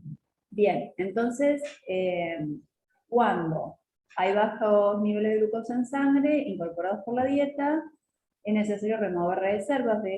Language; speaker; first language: Spanish; native; Spanish